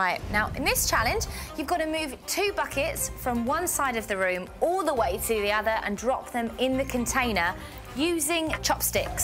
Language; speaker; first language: English; native; English